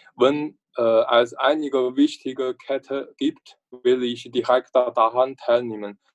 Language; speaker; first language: German; non-native, learner; Chinese